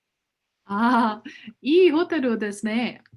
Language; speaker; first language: Japanese; non-native, learner; German